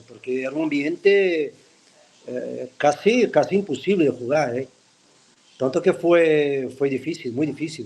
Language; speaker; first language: Spanish; non-native, fluent; Portuguese